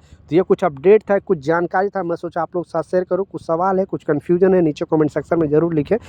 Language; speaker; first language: Hindi; native; Hindi